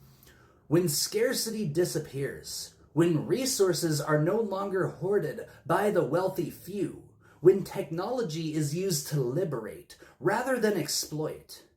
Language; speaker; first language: English; native; English